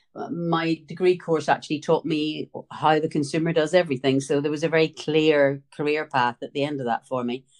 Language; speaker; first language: English; native; English